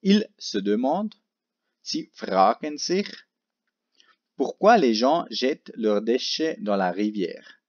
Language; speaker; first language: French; non-native, local second language; German